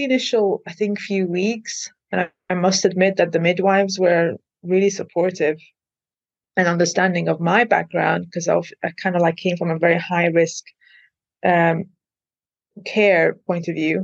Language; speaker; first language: English; non-native, fluent; Maltese